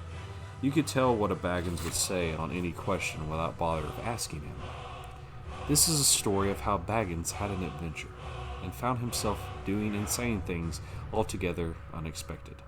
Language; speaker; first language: English; native; English